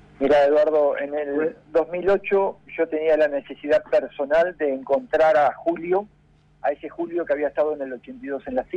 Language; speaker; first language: Spanish; native; Spanish